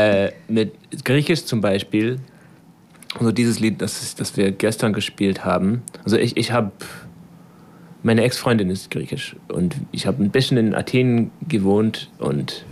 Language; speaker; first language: German; non-native, fluent; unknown